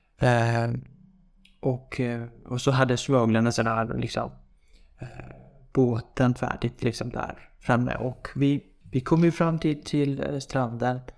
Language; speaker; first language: Swedish; non-native, fluent; Kurdish